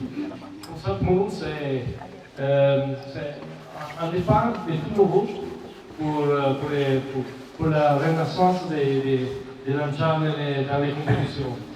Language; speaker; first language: French; non-native, fluent; Italian